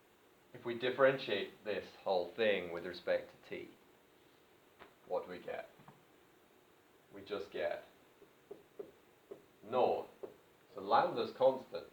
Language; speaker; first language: English; native; English